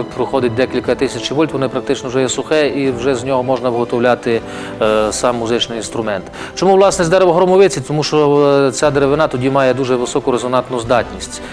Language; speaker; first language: Ukrainian; native; Ukrainian